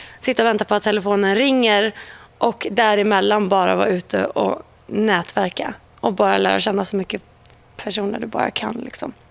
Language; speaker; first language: Swedish; native; Swedish